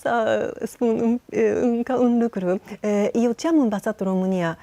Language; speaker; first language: Romanian; non-native, learner; Japanese